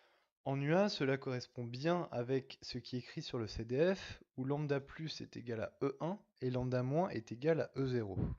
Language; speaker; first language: French; native; French